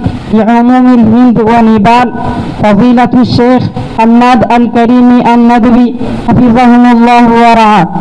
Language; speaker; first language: Arabic; non-native, learner; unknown